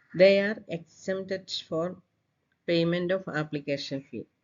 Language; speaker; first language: English; non-native, local second language; Malayalam